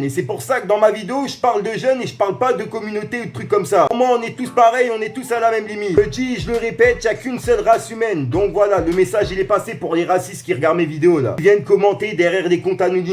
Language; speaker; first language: French; native; French